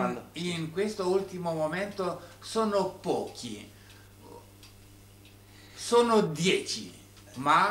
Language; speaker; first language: Italian; non-native, fluent; Romanian